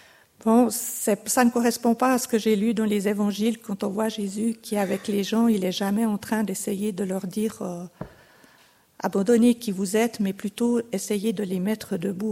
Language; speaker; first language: French; native; French